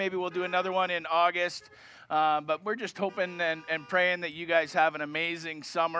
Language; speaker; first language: English; native; English